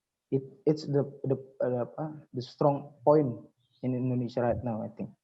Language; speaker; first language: English; non-native, learner; Indonesian